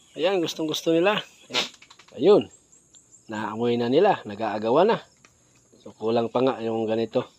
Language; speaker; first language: Filipino; native; Filipino